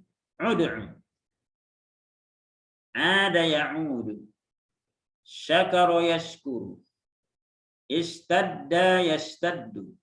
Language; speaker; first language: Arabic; non-native, fluent; Indonesian